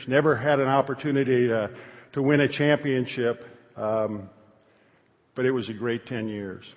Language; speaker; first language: English; native; English